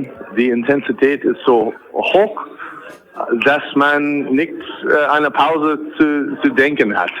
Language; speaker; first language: German; non-native, fluent; English